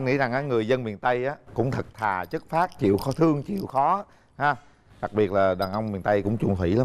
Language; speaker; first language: Vietnamese; native; Vietnamese